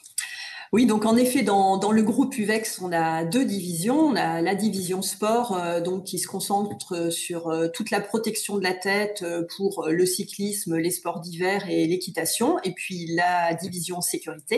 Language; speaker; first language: French; native; French